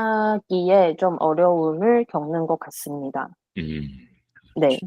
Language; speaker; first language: Korean; non-native, learner; Chinese